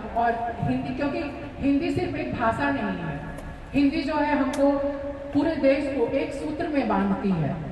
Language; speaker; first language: Hindi; native; Hindi